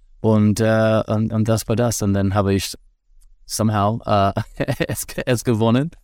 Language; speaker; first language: German; non-native, learner; English